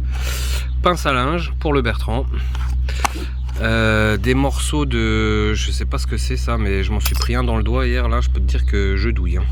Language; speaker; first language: French; native; French